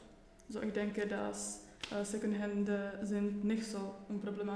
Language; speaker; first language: German; non-native, learner; Czech